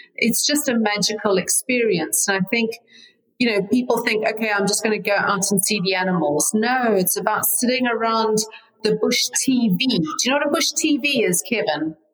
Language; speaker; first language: English; native; English